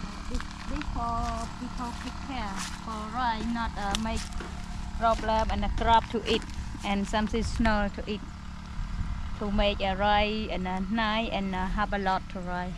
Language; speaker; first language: English; non-native, local second language; Khmer